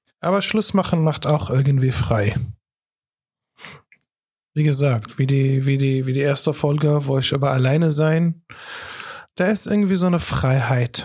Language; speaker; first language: German; non-native, fluent; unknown